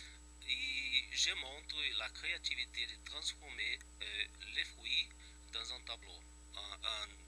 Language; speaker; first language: French; non-native, fluent; Portuguese